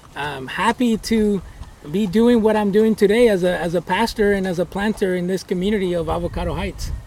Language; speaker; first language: English; early bilingual, other home language; Spanish